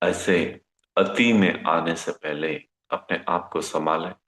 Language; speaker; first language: Hindi; non-native, local second language; Kannada